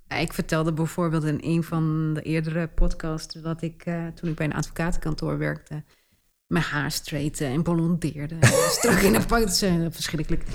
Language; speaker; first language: Dutch; early bilingual, other home language; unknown